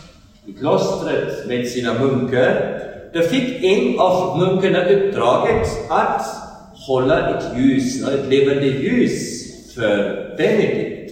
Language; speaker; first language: Swedish; non-native, fluent; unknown